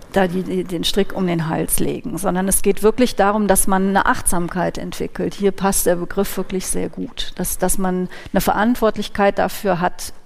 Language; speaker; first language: German; native; German